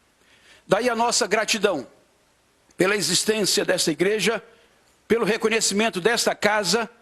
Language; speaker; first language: Portuguese; native; Portuguese